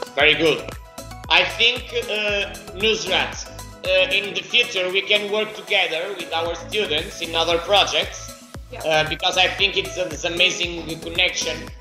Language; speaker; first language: English; non-native, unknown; Portuguese